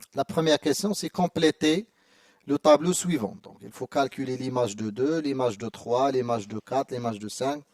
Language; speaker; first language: French; non-native, local second language; Arabic